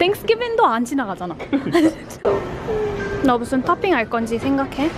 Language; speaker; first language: Korean; non-native, fluent; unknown